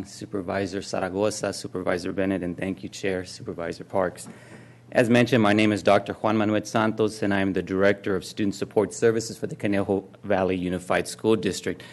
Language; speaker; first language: English; native; English